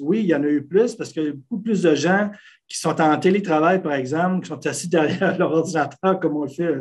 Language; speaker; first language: French; native; French